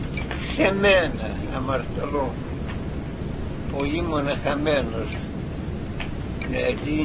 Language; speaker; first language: Greek; non-native, learner; Russian